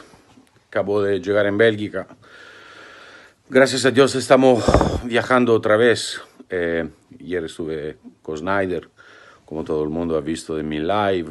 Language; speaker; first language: Spanish; non-native, fluent; Italian